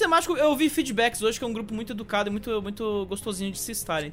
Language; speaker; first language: Portuguese; native; Portuguese